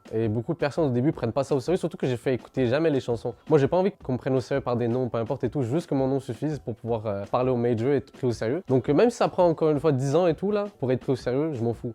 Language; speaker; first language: French; early bilingual, other home language; Arabic